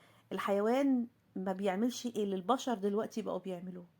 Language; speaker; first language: Arabic; native; Arabic